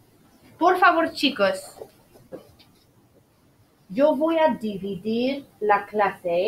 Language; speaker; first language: Spanish; non-native, fluent; English